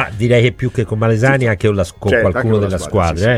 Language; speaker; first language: Italian; native; Italian